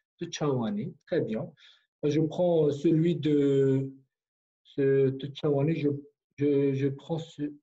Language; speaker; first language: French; non-native, fluent; Kurdish